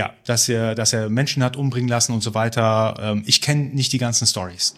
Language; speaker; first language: German; early bilingual, other home language; Persian